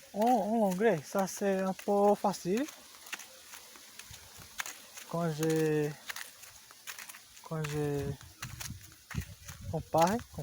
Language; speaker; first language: French; non-native, learner; Portuguese